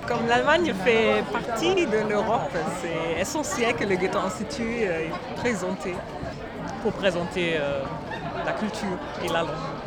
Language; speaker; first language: French; non-native, fluent; German